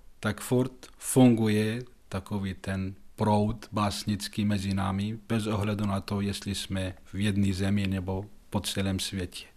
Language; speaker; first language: Czech; non-native, fluent; Arabic